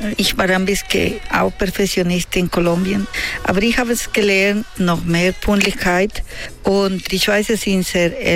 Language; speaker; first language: German; non-native, learner; Spanish